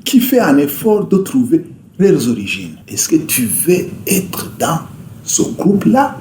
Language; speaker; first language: French; non-native, local second language; Rundi